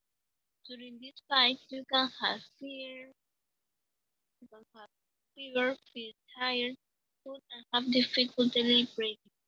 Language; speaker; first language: English; non-native, learner; Spanish